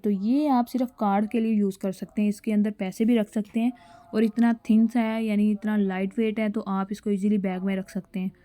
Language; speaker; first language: Urdu; non-native, local second language; Punjabi